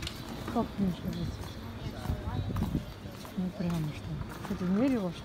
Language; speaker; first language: Russian; native; Russian